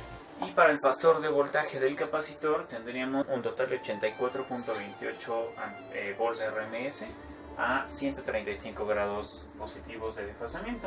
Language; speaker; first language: Spanish; native; Spanish